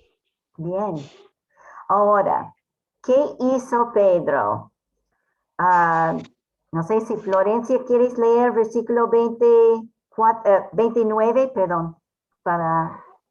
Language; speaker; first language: Spanish; non-native, fluent; English